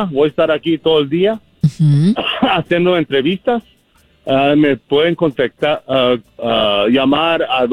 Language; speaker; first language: Spanish; early bilingual, heritage; English